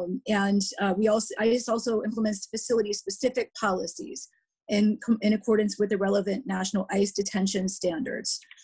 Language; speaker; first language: English; native; English